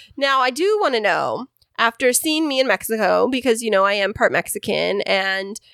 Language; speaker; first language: English; early bilingual, other home language; Spanish